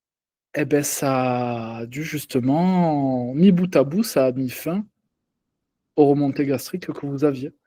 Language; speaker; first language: French; native; French